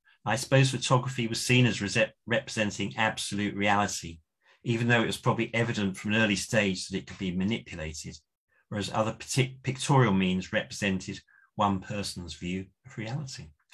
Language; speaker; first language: English; native; English